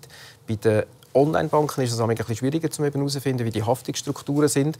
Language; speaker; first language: German; native; German